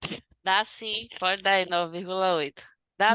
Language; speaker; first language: Portuguese; native; Portuguese